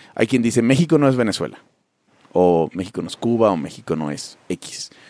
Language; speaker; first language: Spanish; native; Spanish